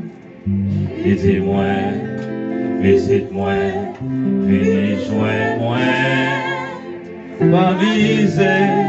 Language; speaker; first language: French; non-native, learner; Haitian Creole